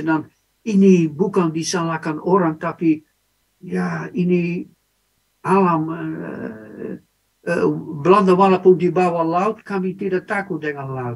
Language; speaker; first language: Indonesian; non-native, fluent; Dutch